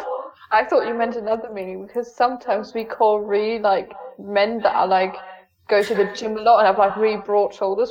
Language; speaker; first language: English; non-native, fluent; German